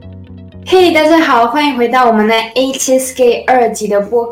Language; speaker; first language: Chinese; non-native, fluent; Spanish